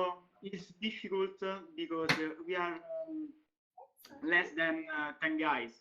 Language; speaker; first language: English; non-native, learner; Italian